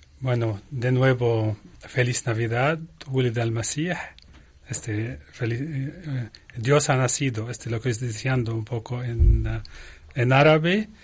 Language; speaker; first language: Spanish; non-native, learner; Arabic